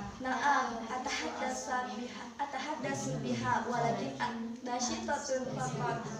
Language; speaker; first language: Arabic; non-native, learner; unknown